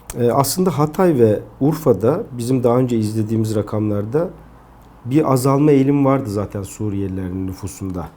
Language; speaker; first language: Turkish; native; Turkish